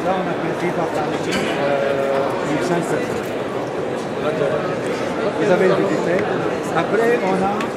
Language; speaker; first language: French; non-native, fluent; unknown